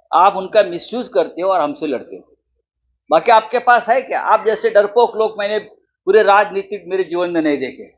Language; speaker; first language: Hindi; non-native, local second language; Marathi